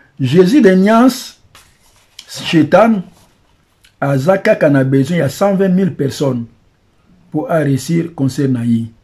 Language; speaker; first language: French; non-native, local second language; Lingala